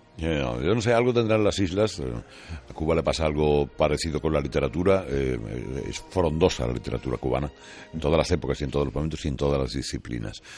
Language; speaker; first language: Spanish; native; Spanish